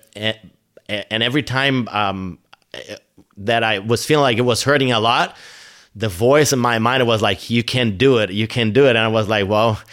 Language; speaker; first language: English; non-native, fluent; Portuguese